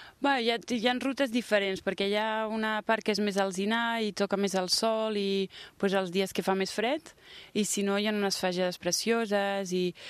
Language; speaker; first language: Catalan; early bilingual, other home language; French